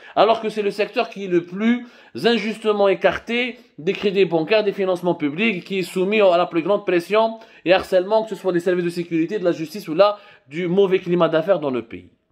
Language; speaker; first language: French; non-native, local second language; Arabic